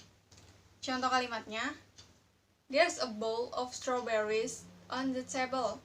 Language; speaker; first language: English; non-native, learner; Indonesian